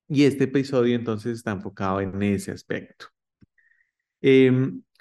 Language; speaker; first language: Spanish; native; Spanish